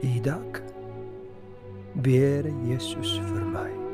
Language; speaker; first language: Norwegian; non-native, fluent; Polish